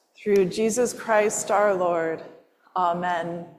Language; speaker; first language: English; native; English